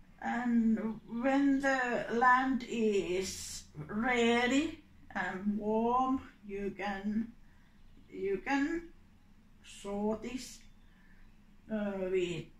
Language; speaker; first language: English; non-native, learner; Finnish